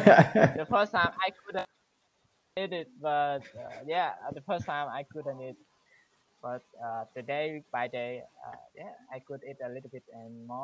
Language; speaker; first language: English; non-native, learner; Vietnamese